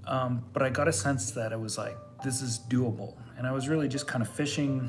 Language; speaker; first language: English; native; English